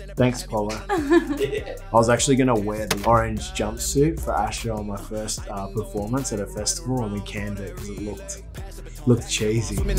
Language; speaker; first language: English; native; English